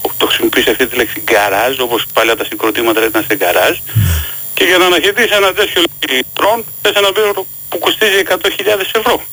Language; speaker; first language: Greek; native; Greek